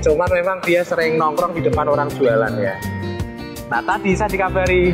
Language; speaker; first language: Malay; non-native, local second language; Javanese